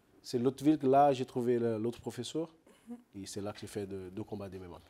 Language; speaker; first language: French; non-native, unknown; Portuguese